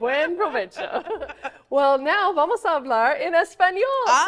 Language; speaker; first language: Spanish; non-native, fluent; English